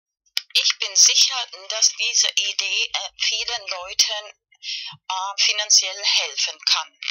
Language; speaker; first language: German; non-native, fluent; Spanish